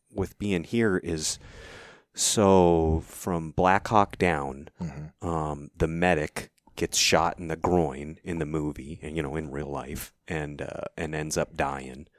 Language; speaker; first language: English; native; English